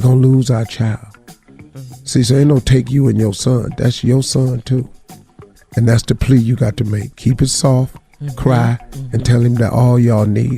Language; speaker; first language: English; native; English